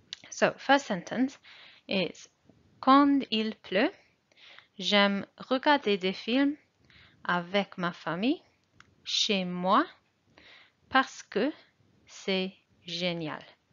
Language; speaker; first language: French; non-native, fluent; English